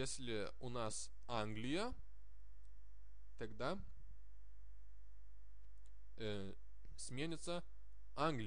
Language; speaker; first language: Russian; non-native, fluent; Lithuanian